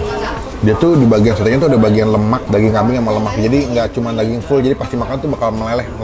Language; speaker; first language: Indonesian; native; Indonesian